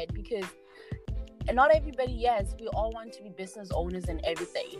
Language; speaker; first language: English; non-native, local second language; Tswana